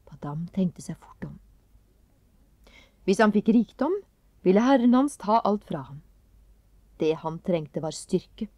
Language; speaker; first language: Norwegian; native; Norwegian